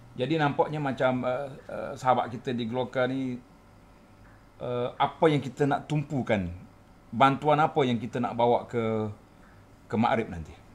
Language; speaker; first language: Malay; native; Malay